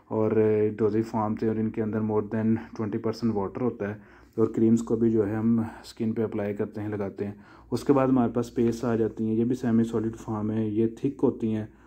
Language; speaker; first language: Urdu; non-native, local second language; Punjabi